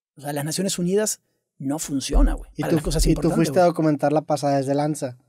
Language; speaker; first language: Spanish; native; Spanish